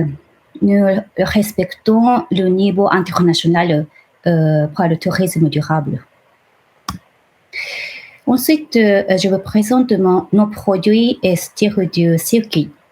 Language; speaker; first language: French; non-native, fluent; Japanese